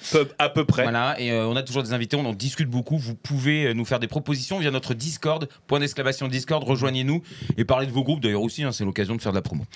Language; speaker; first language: French; native; French